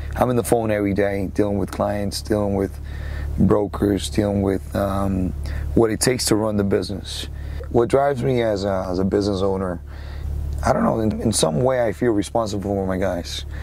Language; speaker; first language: English; non-native, fluent; Spanish